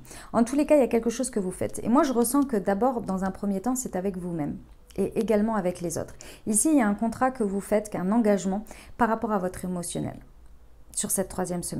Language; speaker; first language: French; native; French